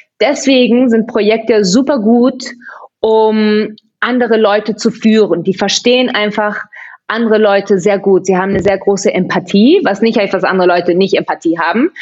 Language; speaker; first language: German; early bilingual, heritage; German